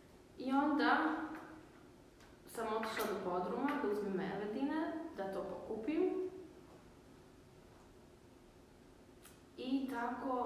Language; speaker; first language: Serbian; early bilingual, heritage; Serbian